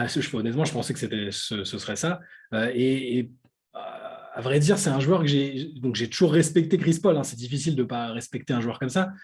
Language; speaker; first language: French; native; French